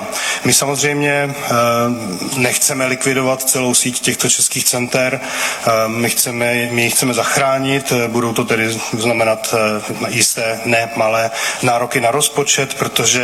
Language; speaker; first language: Czech; native; Czech